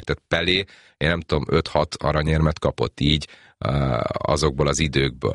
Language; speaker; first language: Hungarian; native; Hungarian